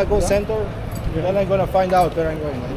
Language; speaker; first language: English; non-native, learner; Serbian